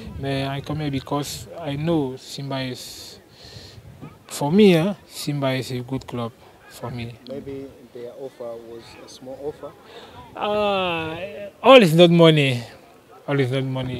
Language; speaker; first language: English; non-native, learner; French